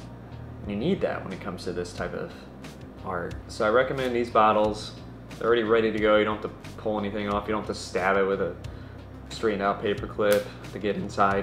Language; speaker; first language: English; native; English